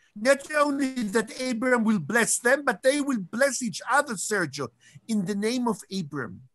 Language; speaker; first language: English; non-native, fluent; Hebrew